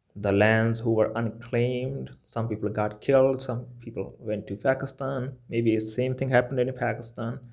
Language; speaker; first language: English; non-native, local second language; Punjabi